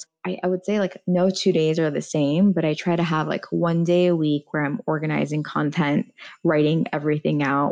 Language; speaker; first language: English; early bilingual, other home language; Persian